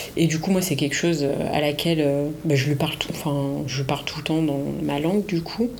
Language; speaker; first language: French; early bilingual, other home language; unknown